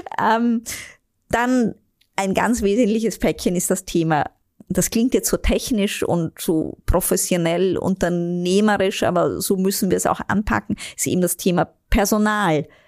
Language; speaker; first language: German; native; German